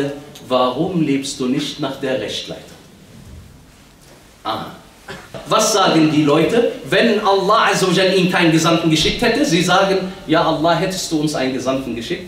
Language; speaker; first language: German; early bilingual, other home language; Arabic